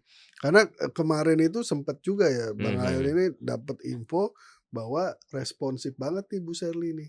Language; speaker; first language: Indonesian; native; Indonesian